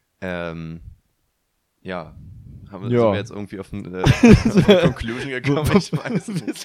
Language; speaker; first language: German; native; German